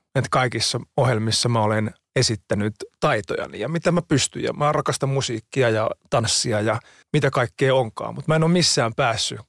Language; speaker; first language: Finnish; native; Finnish